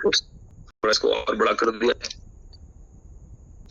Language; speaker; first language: Hindi; native; Hindi